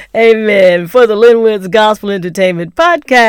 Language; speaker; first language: English; native; English